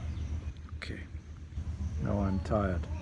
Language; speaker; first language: English; non-native, fluent; German